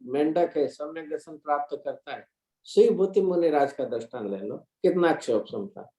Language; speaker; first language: Hindi; non-native, local second language; Gujarati